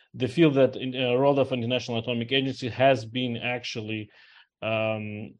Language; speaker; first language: English; non-native, fluent; Ukrainian